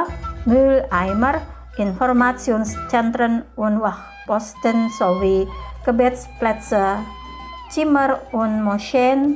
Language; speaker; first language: German; non-native, fluent; Indonesian